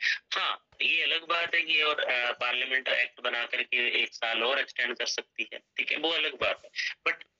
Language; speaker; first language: Hindi; native; Hindi